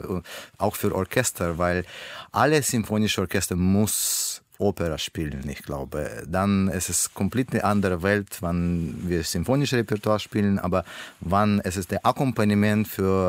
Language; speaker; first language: German; non-native, learner; Russian